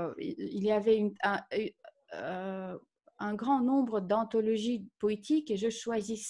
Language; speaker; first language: French; non-native, fluent; Russian